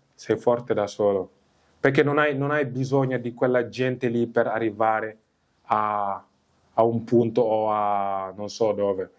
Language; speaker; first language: Italian; non-native, fluent; Wolof